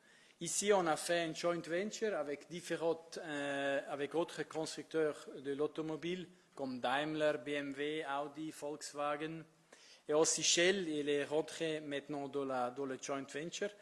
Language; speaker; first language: French; non-native, fluent; Italian